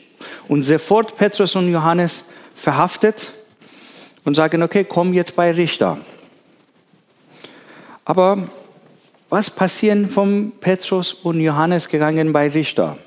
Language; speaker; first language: German; non-native, learner; Persian